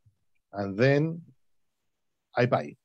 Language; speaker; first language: English; non-native, learner; Spanish